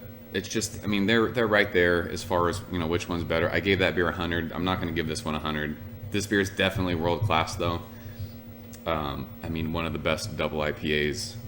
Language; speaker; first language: English; native; English